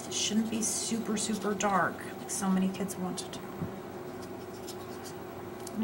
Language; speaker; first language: English; native; English